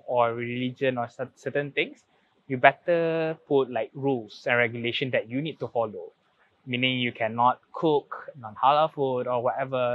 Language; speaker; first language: English; non-native, local second language; Malay